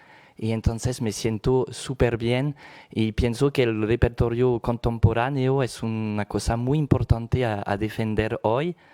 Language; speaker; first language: Spanish; non-native, fluent; French